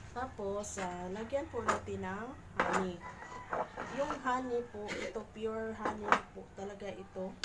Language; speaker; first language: Filipino; non-native, local second language; Cebuano